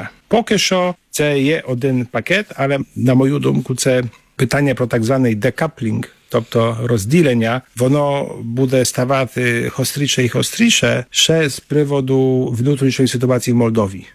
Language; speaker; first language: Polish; non-native, learner; Ukrainian